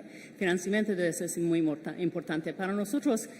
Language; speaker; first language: Spanish; non-native, fluent; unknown